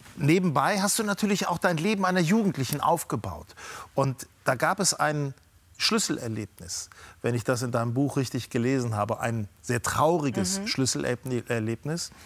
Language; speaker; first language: German; native; German